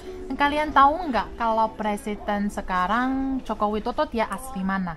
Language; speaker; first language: Indonesian; non-native, fluent; Chinese